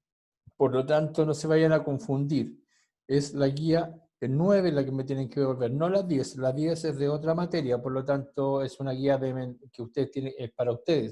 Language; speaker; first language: Spanish; native; Spanish